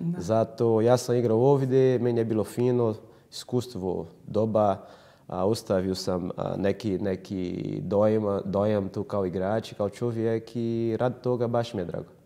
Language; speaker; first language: Croatian; non-native, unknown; Portuguese